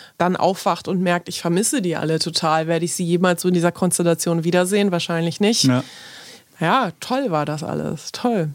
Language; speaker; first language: German; early bilingual, other home language; Polish